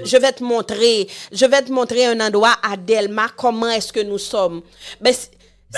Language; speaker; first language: French; non-native, local second language; Haitian Creole